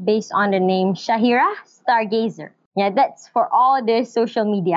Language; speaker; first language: English; non-native, local second language; Malay